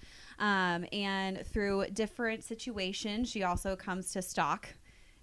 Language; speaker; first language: English; native; English